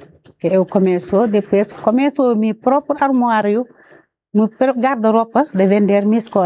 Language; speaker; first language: Portuguese; non-native, learner; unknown